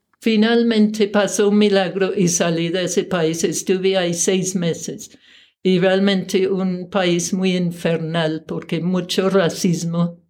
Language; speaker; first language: Spanish; non-native, fluent; English